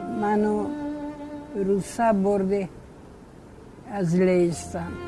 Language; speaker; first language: Persian; early bilingual, other home language; Polish